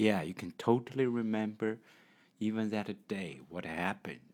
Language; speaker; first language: English; non-native, learner; Chinese